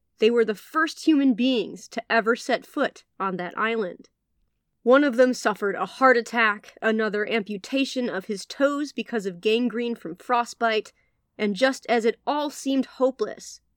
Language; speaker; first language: English; native; English